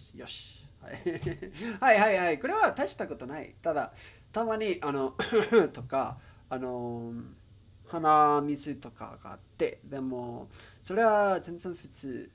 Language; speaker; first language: Japanese; non-native, learner; English